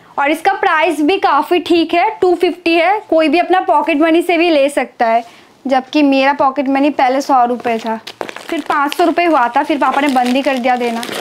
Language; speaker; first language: Hindi; non-native, local second language; Bangla